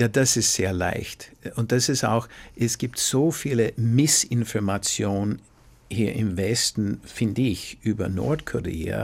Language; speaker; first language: German; non-native, fluent; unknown